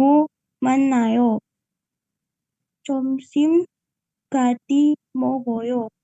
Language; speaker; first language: Korean; non-native, learner; Indonesian